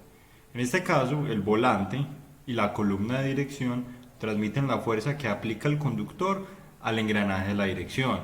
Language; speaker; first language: Spanish; native; Spanish